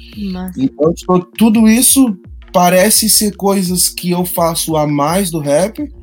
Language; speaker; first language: Portuguese; native; Portuguese